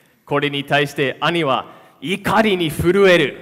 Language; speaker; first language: Japanese; non-native, fluent; English